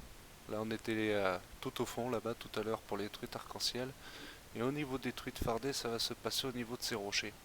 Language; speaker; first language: French; native; French